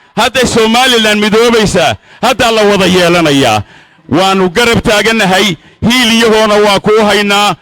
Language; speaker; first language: Somali; native; Somali